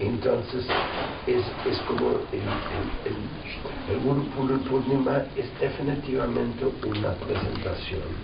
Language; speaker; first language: Spanish; non-native, fluent; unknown